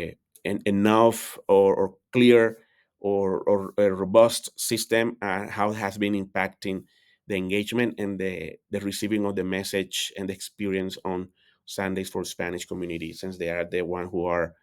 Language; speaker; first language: English; non-native, fluent; Spanish